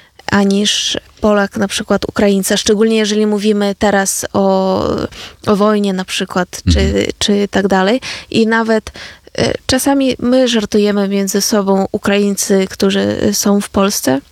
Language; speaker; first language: Polish; non-native, fluent; Ukrainian